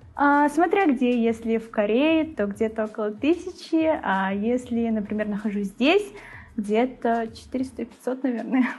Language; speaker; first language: Russian; native; Russian